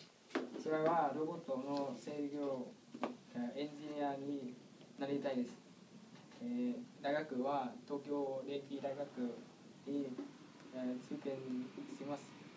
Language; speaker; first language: Japanese; non-native, learner; Vietnamese